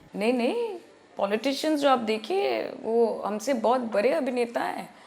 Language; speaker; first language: Hindi; non-native, local second language; Bangla